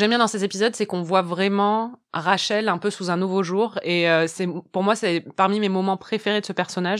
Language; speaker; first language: French; native; French